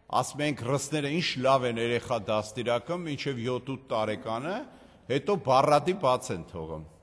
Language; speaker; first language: Armenian; native; Armenian